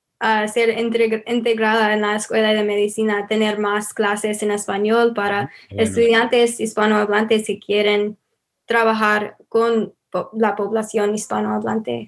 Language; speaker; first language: Spanish; non-native, learner; English